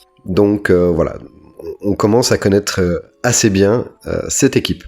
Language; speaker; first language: French; native; French